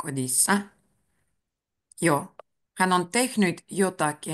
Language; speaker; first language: Finnish; native; Finnish